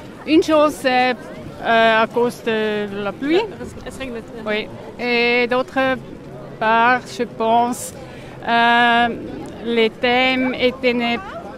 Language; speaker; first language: French; non-native, local second language; Swiss German